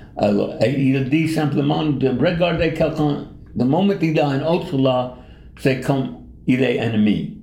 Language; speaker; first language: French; non-native, fluent; English